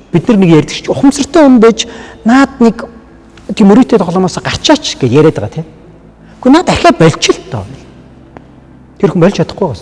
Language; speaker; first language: Mongolian; native; Mongolian